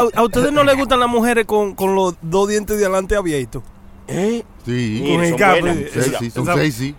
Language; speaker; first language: Spanish; early bilingual, heritage; Spanish